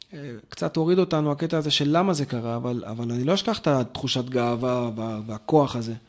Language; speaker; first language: Hebrew; native; Hebrew